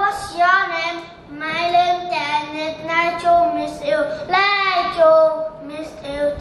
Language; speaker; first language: English; non-native, learner; Vietnamese